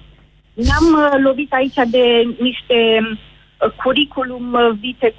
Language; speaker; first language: Romanian; native; Romanian